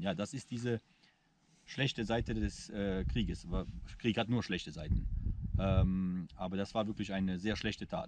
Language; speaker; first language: German; non-native, fluent; Bosnian